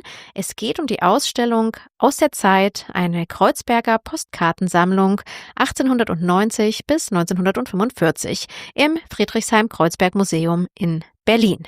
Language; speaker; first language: German; native; German